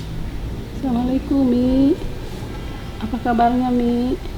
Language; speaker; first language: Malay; non-native, local second language; Sundanese